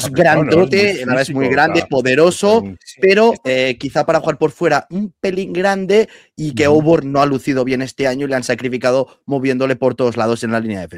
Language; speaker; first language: Spanish; native; Spanish